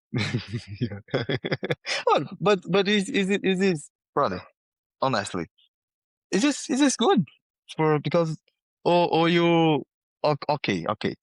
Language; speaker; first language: English; non-native, learner; Portuguese